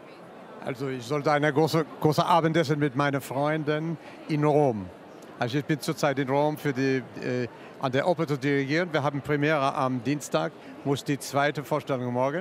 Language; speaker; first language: German; non-native, fluent; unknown